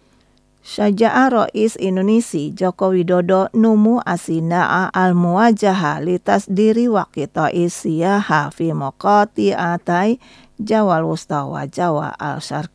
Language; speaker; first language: Arabic; non-native, fluent; Indonesian